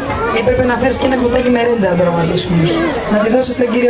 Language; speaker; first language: Greek; native; Greek